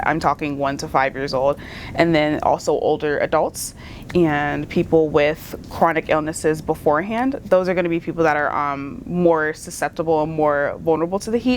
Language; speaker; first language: English; native; English